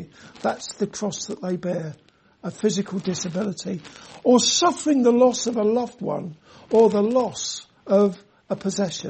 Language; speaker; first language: English; native; English